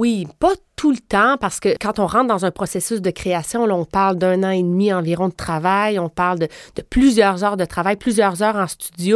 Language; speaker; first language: French; native; French